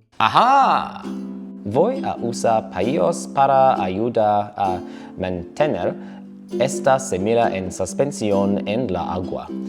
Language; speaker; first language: Spanish; non-native, learner; English